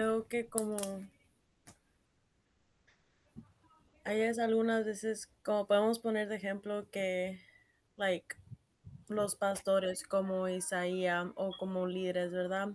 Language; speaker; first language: Spanish; early bilingual, heritage; Spanish